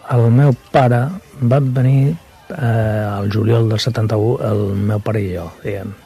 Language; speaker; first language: Catalan; non-native, local second language; Spanish